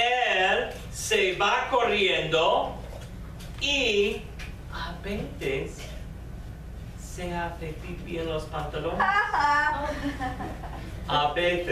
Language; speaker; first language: Spanish; non-native, fluent; English